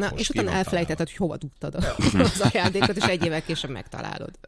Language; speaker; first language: Hungarian; native; Hungarian